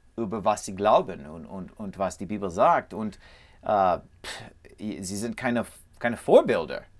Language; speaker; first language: German; non-native, learner; English